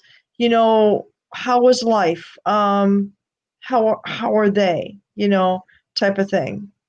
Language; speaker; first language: English; native; English